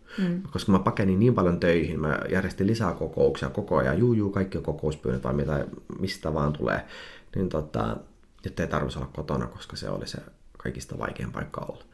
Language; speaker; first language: Finnish; early bilingual, heritage; Finnish